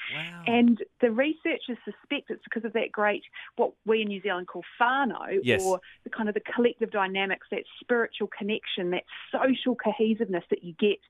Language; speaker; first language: English; native; English